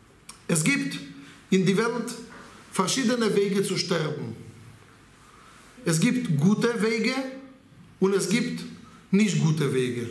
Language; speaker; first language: German; non-native, learner; Hebrew